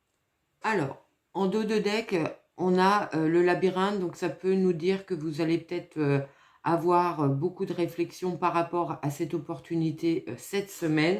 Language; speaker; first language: French; native; French